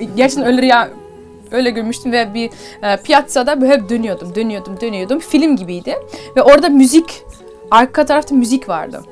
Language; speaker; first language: Turkish; early bilingual, heritage; Turkish